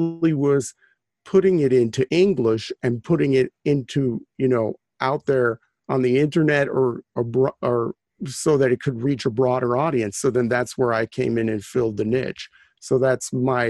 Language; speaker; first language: English; native; English